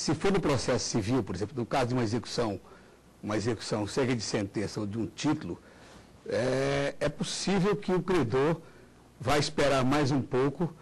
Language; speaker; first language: Portuguese; native; Portuguese